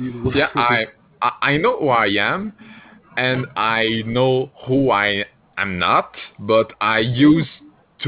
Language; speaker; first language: English; non-native, fluent; French